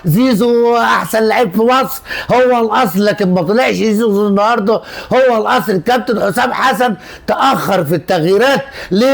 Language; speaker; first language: Arabic; native; Arabic